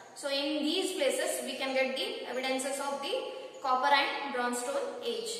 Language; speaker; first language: English; non-native, local second language; Kannada